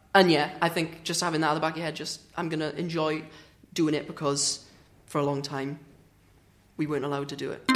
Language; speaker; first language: English; native; English